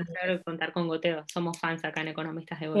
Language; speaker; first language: Spanish; native; Spanish